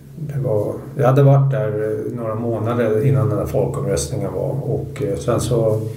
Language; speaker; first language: Swedish; native; Swedish